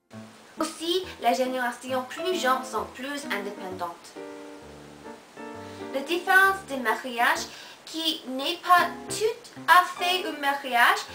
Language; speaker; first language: French; non-native, learner; Korean